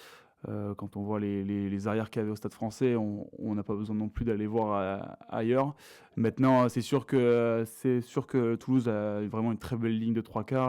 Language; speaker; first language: French; native; French